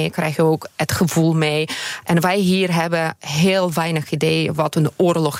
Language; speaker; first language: Dutch; non-native, fluent; Ukrainian